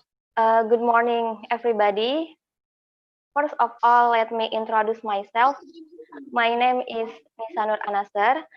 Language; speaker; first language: English; non-native, fluent; Indonesian